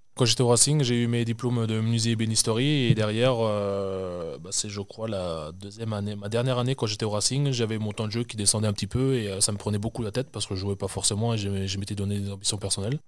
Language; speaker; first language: French; native; French